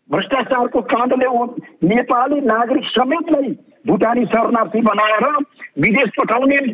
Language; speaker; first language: Nepali; native; Nepali